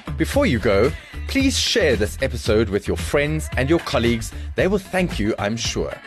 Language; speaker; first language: English; native; English